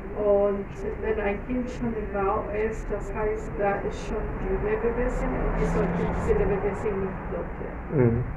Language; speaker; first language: German; non-native, fluent; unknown